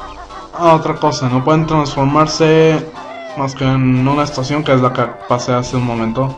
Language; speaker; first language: Spanish; native; Spanish